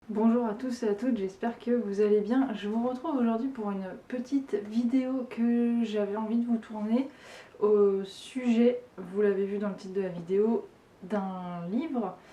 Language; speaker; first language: French; native; French